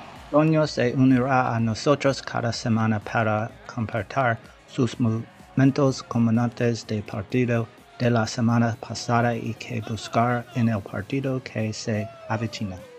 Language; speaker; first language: Spanish; non-native, learner; English